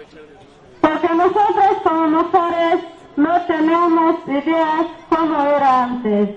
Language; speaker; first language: Spanish; non-native, local second language; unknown